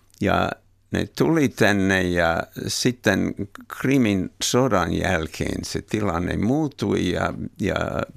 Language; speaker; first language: Finnish; non-native, fluent; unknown